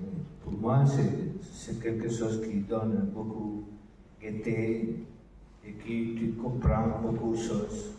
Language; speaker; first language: French; non-native, learner; Spanish